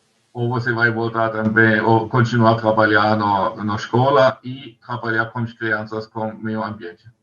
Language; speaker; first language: Portuguese; non-native, learner; German